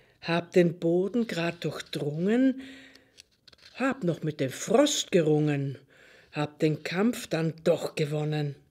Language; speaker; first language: German; native; German